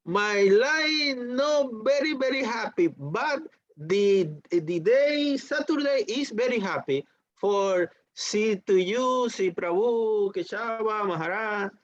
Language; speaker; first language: English; non-native, learner; Spanish